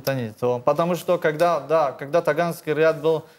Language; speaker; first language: Russian; non-native, learner; Tajik